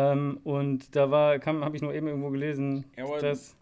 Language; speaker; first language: German; native; German